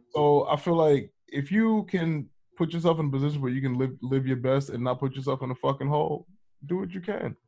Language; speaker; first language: English; native; English